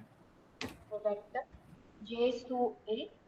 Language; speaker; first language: French; non-native, learner; Tamil